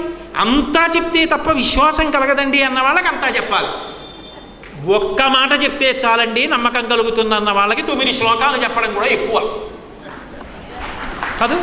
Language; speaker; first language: Telugu; native; Telugu